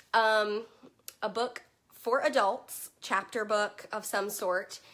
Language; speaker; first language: English; native; English